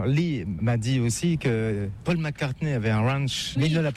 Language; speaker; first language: French; native; French